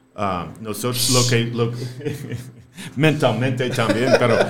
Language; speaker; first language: Spanish; non-native, fluent; English